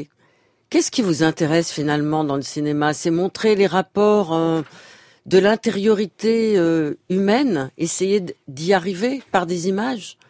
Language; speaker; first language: French; native; French